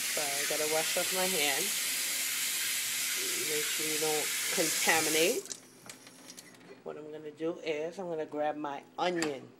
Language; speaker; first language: English; native; English